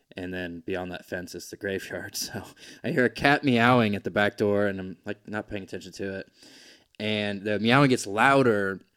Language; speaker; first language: English; native; English